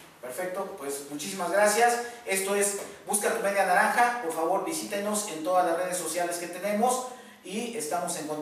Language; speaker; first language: Spanish; native; Spanish